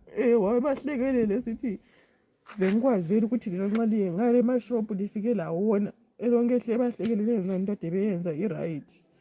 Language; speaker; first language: Zulu; native; Zulu